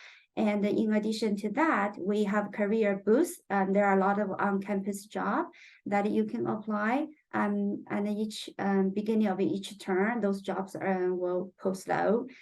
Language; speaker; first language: English; non-native, fluent; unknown